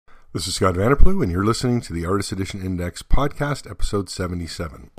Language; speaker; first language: English; native; English